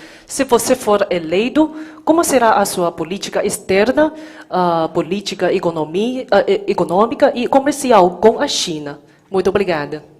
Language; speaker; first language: Portuguese; non-native, fluent; Chinese